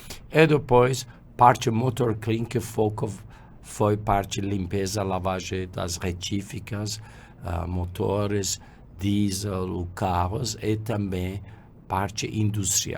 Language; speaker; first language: Portuguese; non-native, fluent; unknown